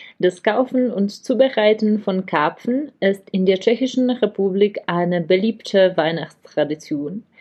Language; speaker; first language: German; non-native, fluent; Czech